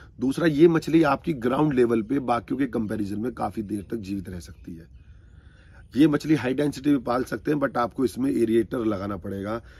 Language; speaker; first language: Hindi; native; Hindi